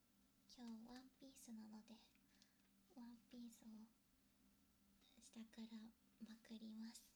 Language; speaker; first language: Japanese; native; Japanese